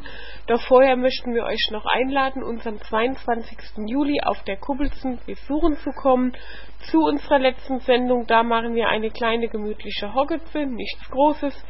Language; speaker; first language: German; native; German